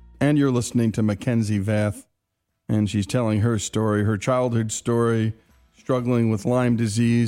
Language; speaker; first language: English; native; English